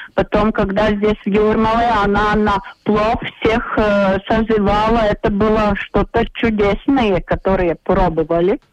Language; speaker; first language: Russian; non-native, local second language; Latvian